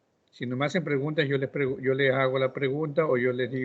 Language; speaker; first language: Spanish; native; Spanish